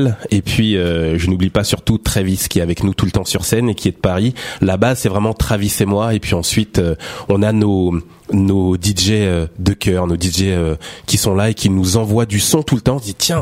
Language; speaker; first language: French; native; French